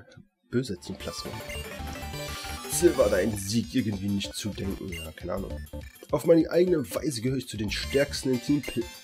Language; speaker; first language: German; native; German